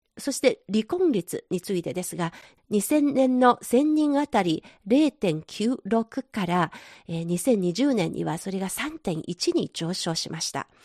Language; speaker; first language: Japanese; non-native, fluent; Chinese